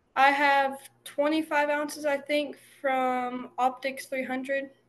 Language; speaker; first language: English; native; English